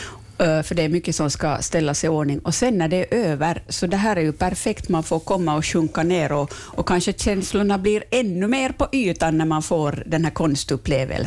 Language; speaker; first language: Swedish; native; Swedish